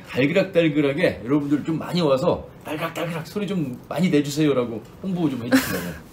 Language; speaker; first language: Korean; native; Korean